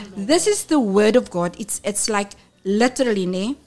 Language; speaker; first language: English; non-native, local second language; Afrikaans